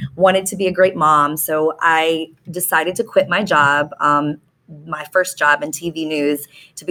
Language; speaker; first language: English; native; English